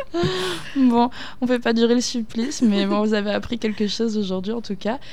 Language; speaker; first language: French; native; French